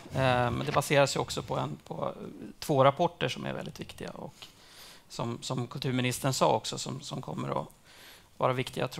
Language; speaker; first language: Swedish; native; Swedish